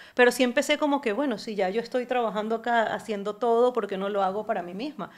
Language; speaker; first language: Spanish; native; Spanish